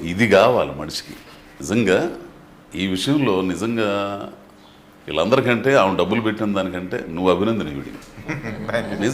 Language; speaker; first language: Telugu; native; Telugu